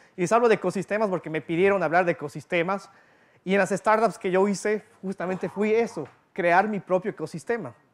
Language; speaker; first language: Spanish; early bilingual, heritage; Spanish